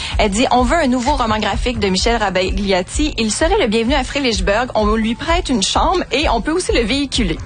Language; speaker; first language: French; native; French